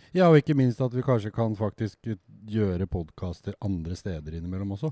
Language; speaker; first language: Norwegian; native; Norwegian